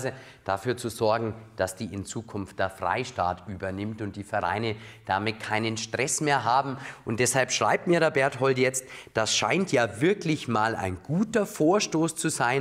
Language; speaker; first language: German; native; German